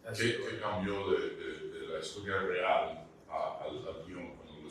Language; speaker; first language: Spanish; early bilingual, heritage; Spanish